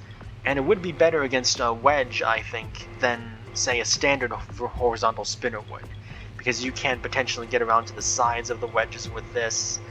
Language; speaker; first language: English; native; English